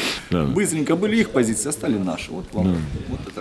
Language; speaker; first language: Russian; native; Russian